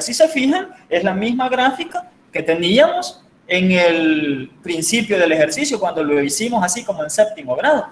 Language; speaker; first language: Spanish; native; Spanish